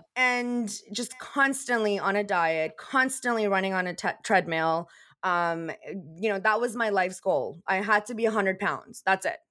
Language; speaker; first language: English; early bilingual, other home language; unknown